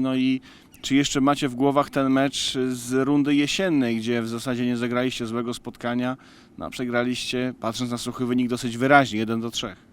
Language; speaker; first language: Polish; native; Polish